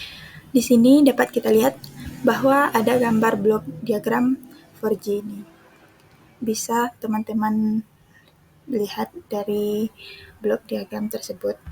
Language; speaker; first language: Indonesian; native; Indonesian